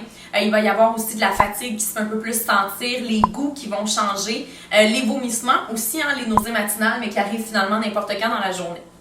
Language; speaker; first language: French; native; French